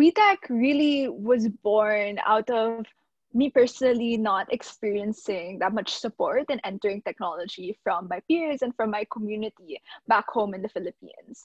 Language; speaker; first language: English; non-native, local second language; Filipino